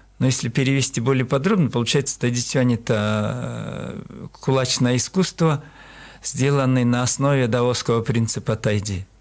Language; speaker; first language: Russian; non-native, local second language; Kyrgyz